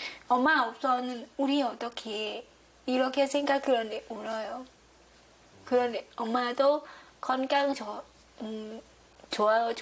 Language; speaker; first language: Korean; non-native, learner; Thai